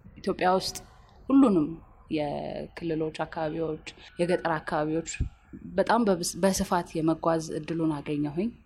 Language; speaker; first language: Amharic; native; Amharic